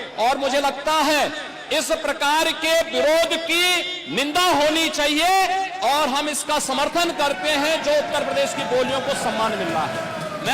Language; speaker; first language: Hindi; native; Hindi